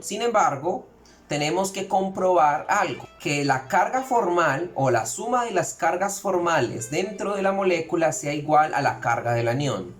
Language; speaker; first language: Spanish; native; Spanish